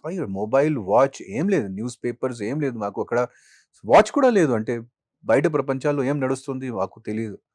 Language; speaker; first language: Telugu; non-native, fluent; Hindi